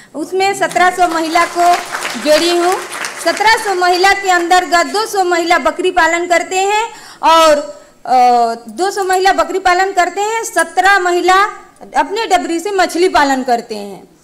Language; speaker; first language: Hindi; native; Hindi